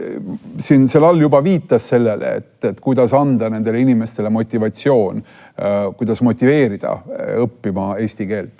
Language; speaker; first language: Estonian; native; Estonian